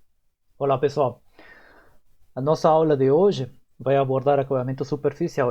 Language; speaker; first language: Portuguese; native; Portuguese